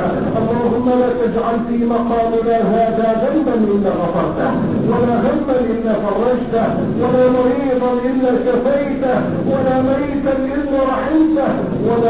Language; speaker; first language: Arabic; native; Arabic